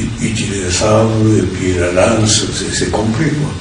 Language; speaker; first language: French; non-native, learner; Japanese